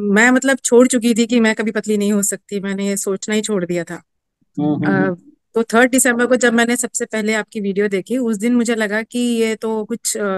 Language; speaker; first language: Hindi; native; Hindi